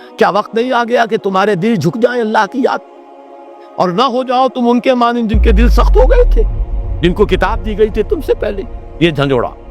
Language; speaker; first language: Urdu; native; Urdu